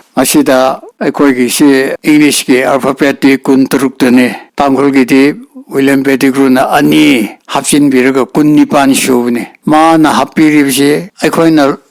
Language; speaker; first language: Manipuri; non-native, local second language; Tangkhul Naga (India)